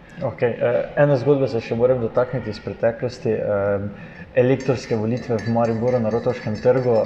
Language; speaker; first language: Slovenian; native; Slovenian